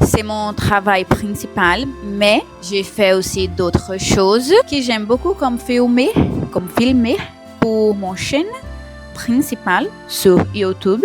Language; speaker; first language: French; non-native, learner; Portuguese